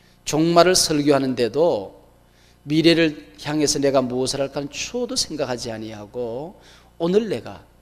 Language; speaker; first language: Korean; native; Korean